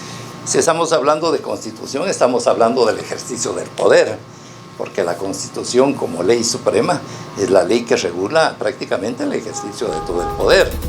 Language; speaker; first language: Spanish; native; Spanish